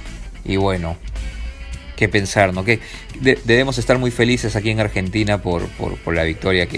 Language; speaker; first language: Spanish; native; Spanish